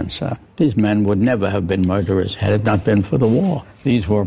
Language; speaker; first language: English; early bilingual, other home language; Yiddish